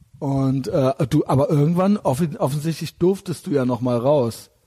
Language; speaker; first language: German; native; German